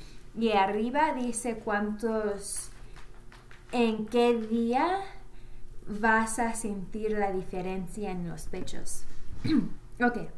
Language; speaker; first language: Spanish; early bilingual, heritage; Spanish